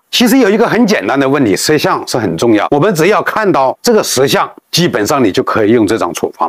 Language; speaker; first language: Chinese; native; Chinese